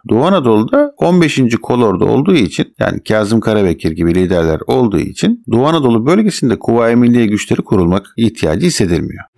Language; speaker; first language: Turkish; native; Turkish